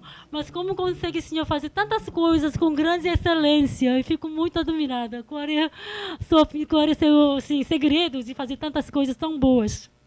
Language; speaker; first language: Portuguese; non-native, fluent; Korean